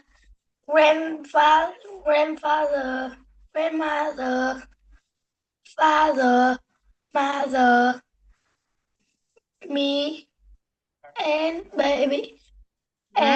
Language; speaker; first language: English; non-native, learner; Vietnamese